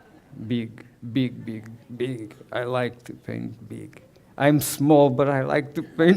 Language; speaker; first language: English; non-native, learner; Portuguese